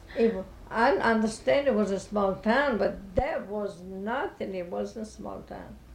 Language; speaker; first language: English; non-native, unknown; Italian